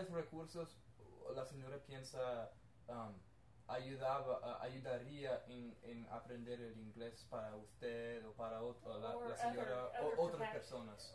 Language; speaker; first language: Spanish; non-native, learner; English